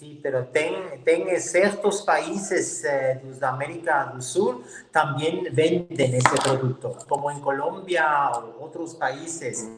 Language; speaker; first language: Portuguese; non-native, fluent; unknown